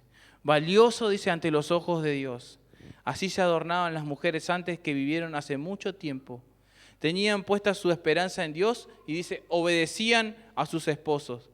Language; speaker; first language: Spanish; native; Spanish